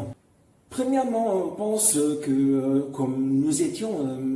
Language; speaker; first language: French; non-native, fluent; German